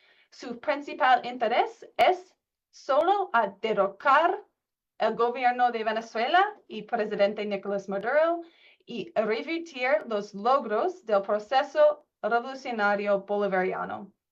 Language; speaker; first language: Spanish; non-native, learner; English